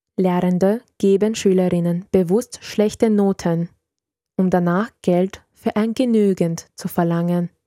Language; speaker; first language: German; early bilingual, other home language; Serbian